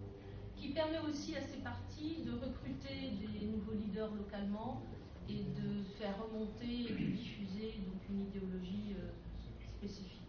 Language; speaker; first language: French; native; French